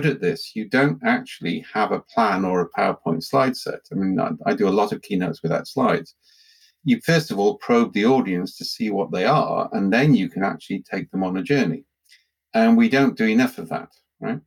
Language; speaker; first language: English; native; English